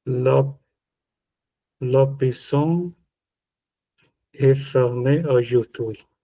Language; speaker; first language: French; non-native, learner; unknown